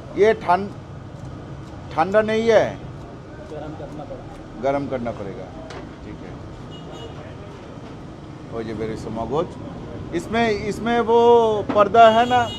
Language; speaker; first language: Hindi; non-native, learner; Bangla